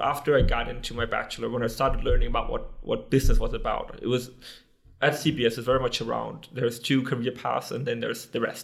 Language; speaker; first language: English; non-native, fluent; Danish